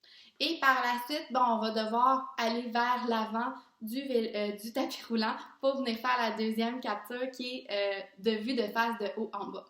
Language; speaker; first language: French; native; French